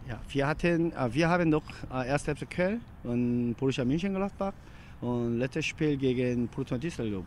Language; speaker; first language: German; non-native, learner; Korean